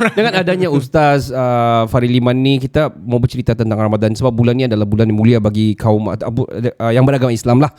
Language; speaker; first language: Malay; native; Malay